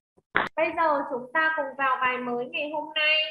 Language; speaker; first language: Vietnamese; native; Vietnamese